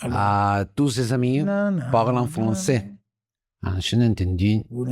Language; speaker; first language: French; non-native, learner; Spanish